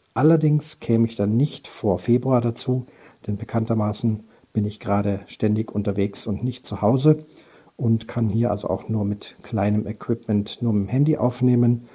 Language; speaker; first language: German; native; German